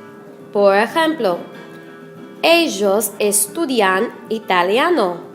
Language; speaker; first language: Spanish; non-native, fluent; English